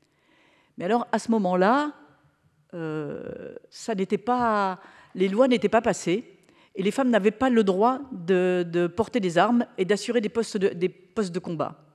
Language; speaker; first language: French; native; French